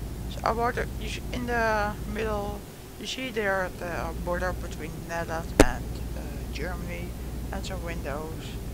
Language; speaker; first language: English; non-native, learner; Dutch